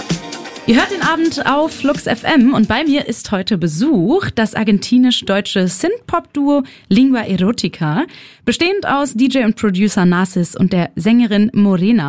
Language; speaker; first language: German; native; German